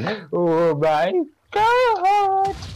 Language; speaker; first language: German; native; German